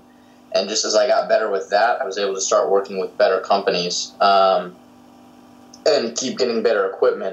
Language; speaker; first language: English; native; English